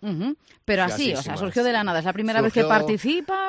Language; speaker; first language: Spanish; native; Spanish